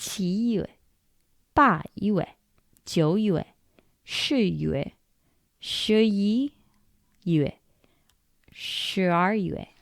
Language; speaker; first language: Chinese; non-native, learner; English